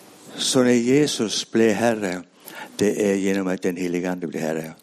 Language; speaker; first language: Swedish; non-native, fluent; English